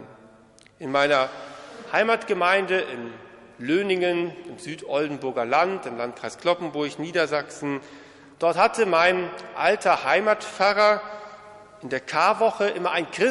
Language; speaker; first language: German; native; German